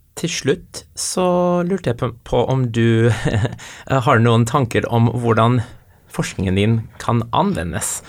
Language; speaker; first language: Norwegian; native; Norwegian